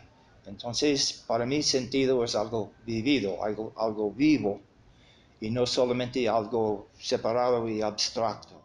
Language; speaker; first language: Spanish; non-native, fluent; English